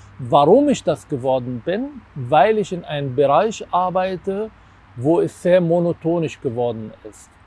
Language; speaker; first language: German; non-native, fluent; Arabic